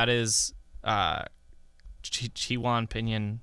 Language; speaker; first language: English; native; English